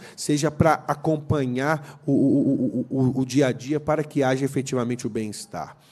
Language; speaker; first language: Portuguese; native; Portuguese